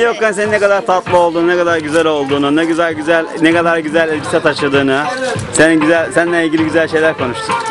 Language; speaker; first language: Turkish; native; Turkish